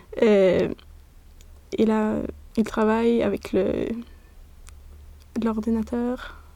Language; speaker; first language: French; non-native, learner; Swedish